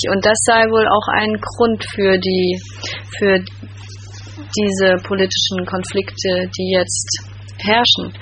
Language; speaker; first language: German; native; German